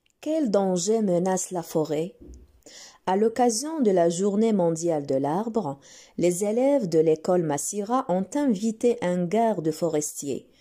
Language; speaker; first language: French; non-native, local second language; Arabic